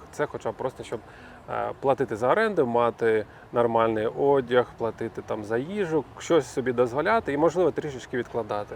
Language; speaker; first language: Ukrainian; non-native, local second language; Russian